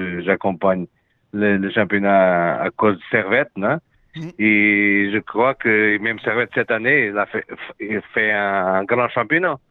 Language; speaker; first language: French; non-native, learner; Portuguese